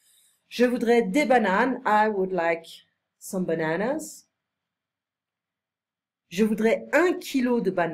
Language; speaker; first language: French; non-native, fluent; English